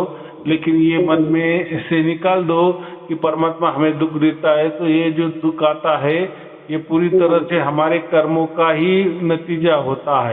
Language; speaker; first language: Hindi; native; Hindi